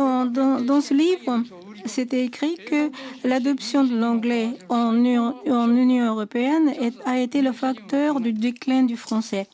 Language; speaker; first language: French; non-native, fluent; Japanese